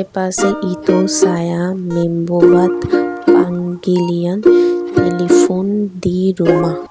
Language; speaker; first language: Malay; non-native, learner; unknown